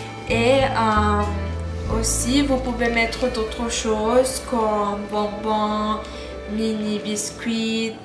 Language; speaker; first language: French; non-native, learner; Spanish